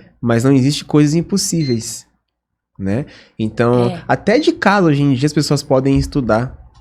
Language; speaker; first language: Portuguese; native; Portuguese